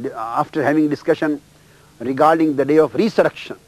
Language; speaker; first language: English; non-native, local second language; Punjabi